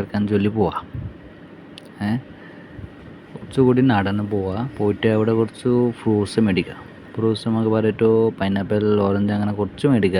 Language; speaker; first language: Malayalam; non-native, learner; Hindi